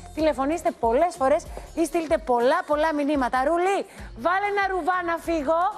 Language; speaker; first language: Greek; native; Greek